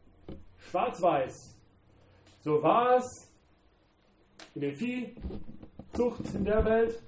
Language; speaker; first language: German; non-native, fluent; English